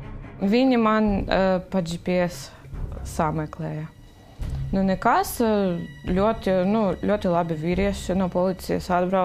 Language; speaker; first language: Latvian; non-native, local second language; Russian